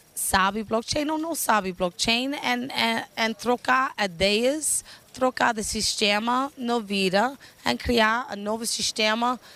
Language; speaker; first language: Portuguese; non-native, learner; English